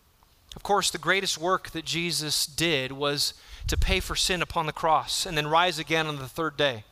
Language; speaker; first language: English; native; English